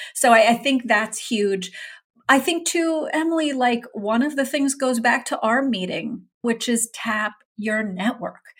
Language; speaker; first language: English; early bilingual, other home language; Urdu